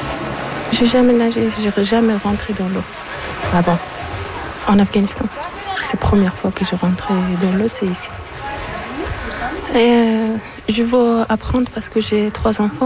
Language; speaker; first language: French; non-native, learner; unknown